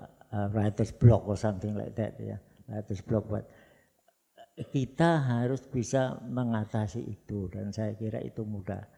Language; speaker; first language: Indonesian; non-native, local second language; Javanese